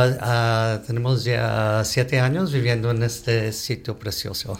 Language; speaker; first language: Spanish; early bilingual, heritage; Spanish